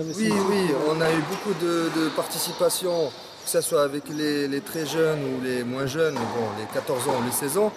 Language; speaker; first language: French; non-native, local second language; Arabic